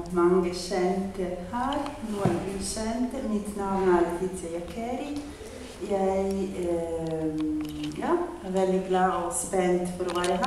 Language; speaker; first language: Norwegian; non-native, fluent; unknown